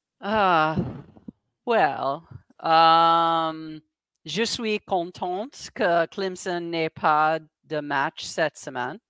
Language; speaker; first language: French; non-native, learner; English